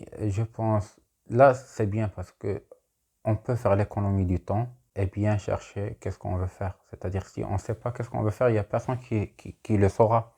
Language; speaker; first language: French; non-native, local second language; Arabic